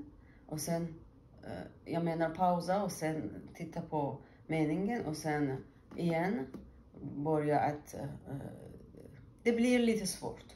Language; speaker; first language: Swedish; non-native, learner; Persian